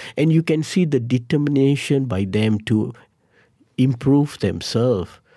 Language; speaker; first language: English; non-native, local second language; Tamil